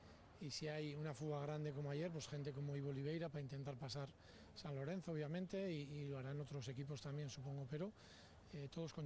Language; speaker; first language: Spanish; native; Spanish